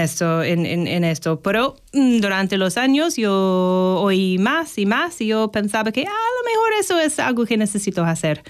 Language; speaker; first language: Spanish; non-native, fluent; English